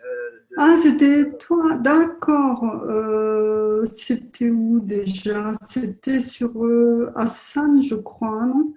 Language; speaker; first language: French; native; French